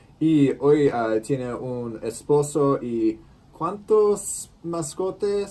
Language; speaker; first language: Spanish; non-native, learner; English